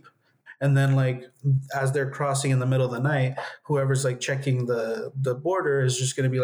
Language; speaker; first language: English; native; English